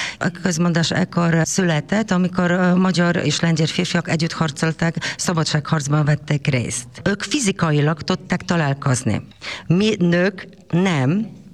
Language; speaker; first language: Hungarian; non-native, fluent; Polish